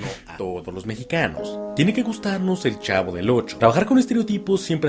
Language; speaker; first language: Spanish; native; Spanish